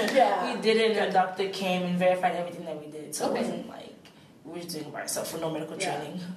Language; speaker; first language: English; native; English